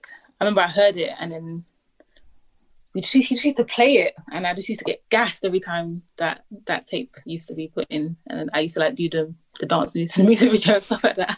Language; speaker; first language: English; native; English